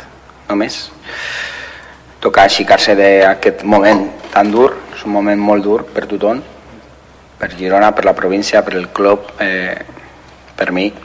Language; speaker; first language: Catalan; non-native, fluent; Spanish